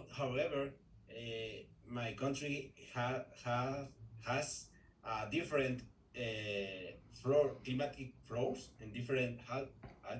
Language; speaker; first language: English; non-native, learner; Spanish